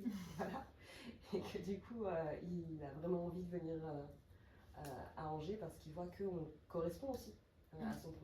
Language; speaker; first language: French; native; French